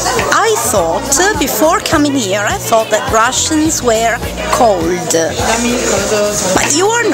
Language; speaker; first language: English; non-native, fluent; Italian